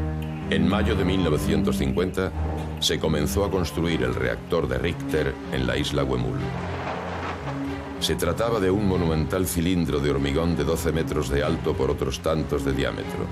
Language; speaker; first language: Spanish; native; Spanish